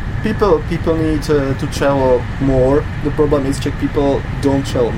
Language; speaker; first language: English; non-native, fluent; Czech